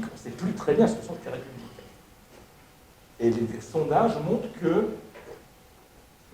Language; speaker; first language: French; native; French